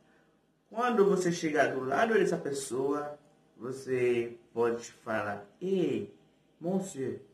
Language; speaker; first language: Portuguese; non-native, fluent; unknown